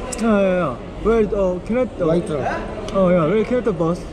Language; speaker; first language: English; non-native, learner; Korean